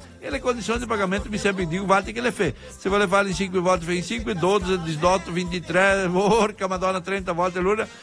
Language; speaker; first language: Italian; early bilingual, heritage; Venetian